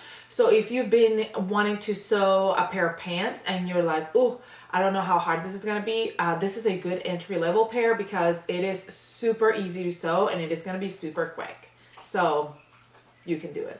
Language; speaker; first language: English; native; English